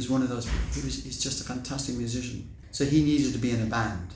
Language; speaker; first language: English; native; English